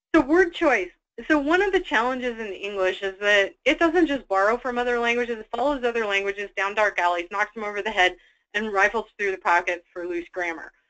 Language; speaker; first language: English; native; English